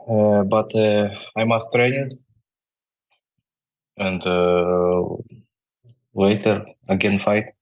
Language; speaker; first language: English; non-native, learner; Ukrainian